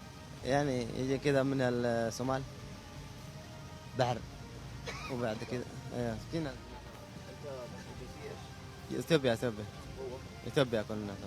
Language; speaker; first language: Arabic; non-native, learner; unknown